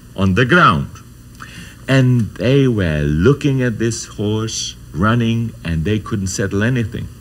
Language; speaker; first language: English; non-native, fluent; Czech